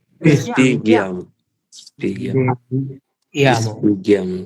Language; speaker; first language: Italian; non-native, learner; Bangla